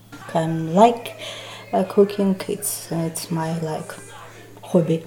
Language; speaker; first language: English; non-native, learner; Russian